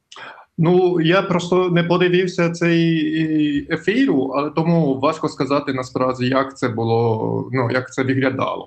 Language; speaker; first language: Ukrainian; non-native, fluent; Japanese